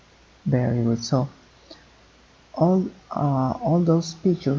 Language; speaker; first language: English; non-native, fluent; Spanish